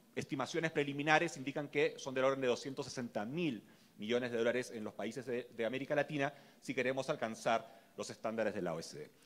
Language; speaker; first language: Spanish; native; Spanish